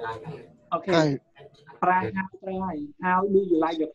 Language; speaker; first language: English; non-native, learner; Khmer